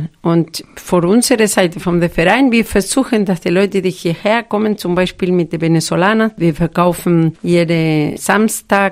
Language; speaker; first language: German; non-native, learner; Spanish